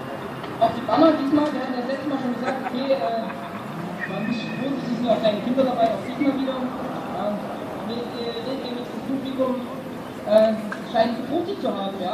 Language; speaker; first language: German; native; German